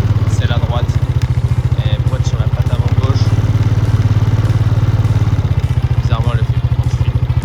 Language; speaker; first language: French; native; French